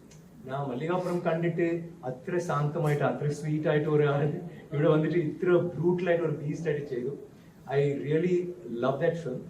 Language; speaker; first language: Malayalam; non-native, learner; Tamil